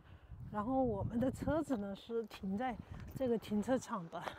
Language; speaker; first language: Chinese; native; Chinese